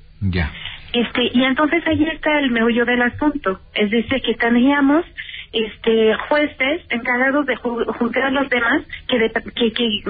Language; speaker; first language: Spanish; native; Spanish